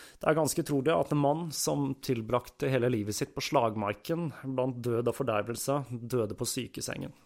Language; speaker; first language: Norwegian; native; Norwegian